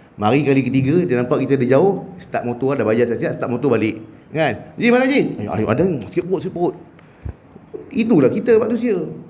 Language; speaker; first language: Malay; native; Malay